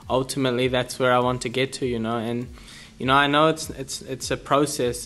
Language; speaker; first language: English; native; English